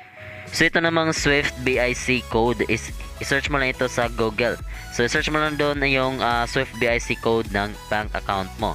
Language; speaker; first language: Filipino; native; Filipino